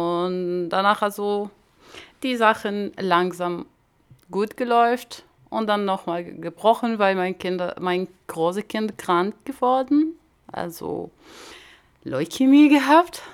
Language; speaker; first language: German; non-native, learner; Arabic